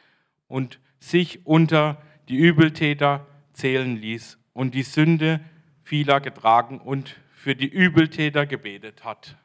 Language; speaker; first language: German; native; German